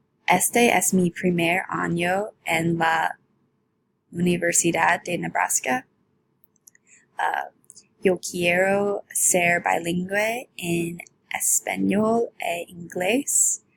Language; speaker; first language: Spanish; non-native, learner; English